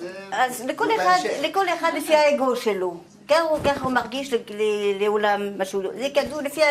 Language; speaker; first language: Hebrew; non-native, fluent; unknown